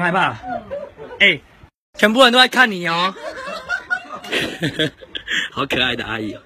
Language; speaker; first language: Chinese; native; Chinese